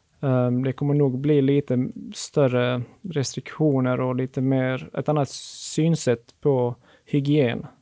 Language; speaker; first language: Swedish; native; Swedish